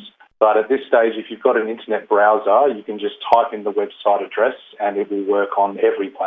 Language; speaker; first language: English; native; English